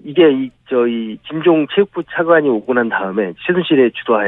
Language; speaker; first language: Korean; native; Korean